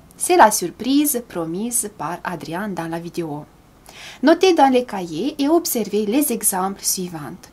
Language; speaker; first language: French; non-native, fluent; Romanian